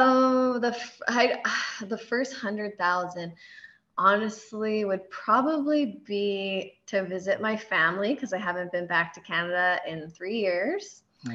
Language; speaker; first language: English; native; English